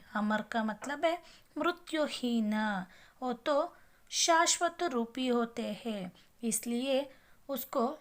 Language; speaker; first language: Hindi; non-native, local second language; Kannada